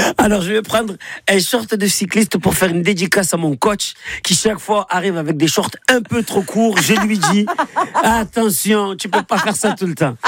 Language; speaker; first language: French; native; French